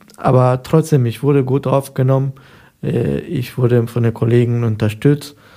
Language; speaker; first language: German; non-native, fluent; Persian